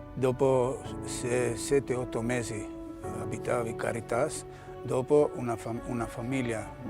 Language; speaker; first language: Italian; non-native, learner; Armenian